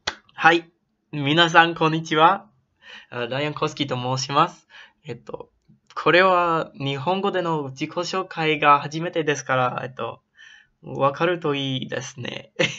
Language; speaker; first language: Japanese; non-native, learner; English